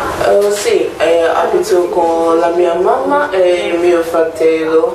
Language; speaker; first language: Italian; non-native, learner; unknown